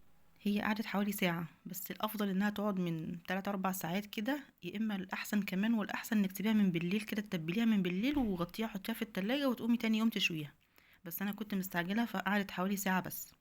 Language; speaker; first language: Arabic; native; Arabic